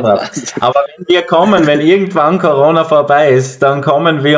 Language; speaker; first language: German; native; German